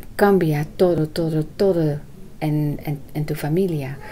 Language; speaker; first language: Spanish; non-native, learner; Dutch